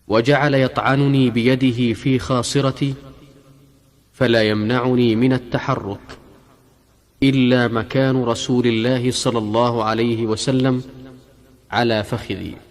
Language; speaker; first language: Arabic; native; Arabic